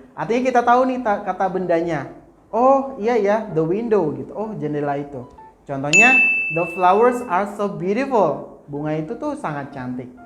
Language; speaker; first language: Indonesian; native; Indonesian